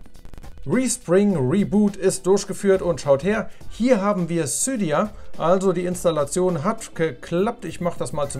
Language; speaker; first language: German; native; German